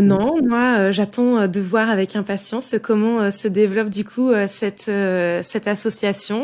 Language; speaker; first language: French; native; French